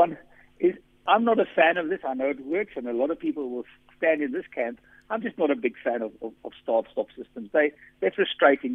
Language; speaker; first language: English; non-native, local second language; Afrikaans